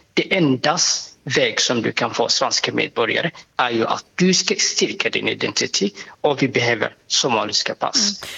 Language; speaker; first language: Swedish; non-native, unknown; Somali